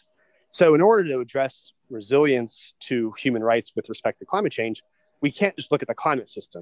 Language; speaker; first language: English; native; English